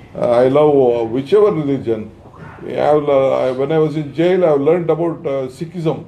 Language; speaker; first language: English; non-native, local second language; Kannada